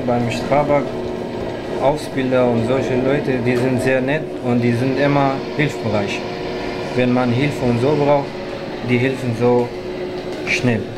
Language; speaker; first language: German; non-native, learner; Persian